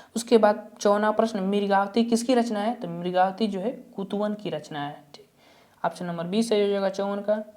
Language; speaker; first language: Hindi; native; Hindi